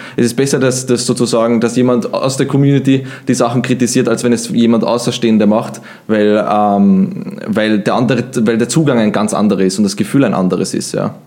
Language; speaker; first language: German; early bilingual, other home language; Bosnian